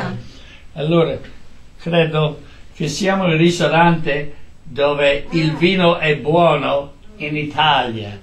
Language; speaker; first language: Italian; non-native, learner; English